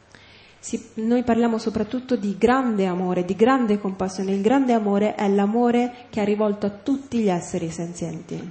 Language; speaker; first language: Italian; native; Italian